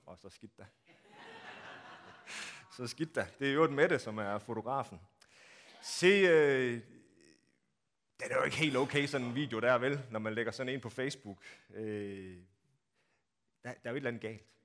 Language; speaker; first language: Danish; native; Danish